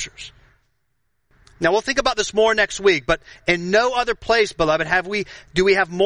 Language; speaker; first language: English; native; English